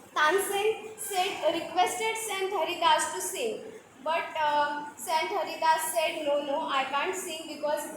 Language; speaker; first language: English; non-native, local second language; Marathi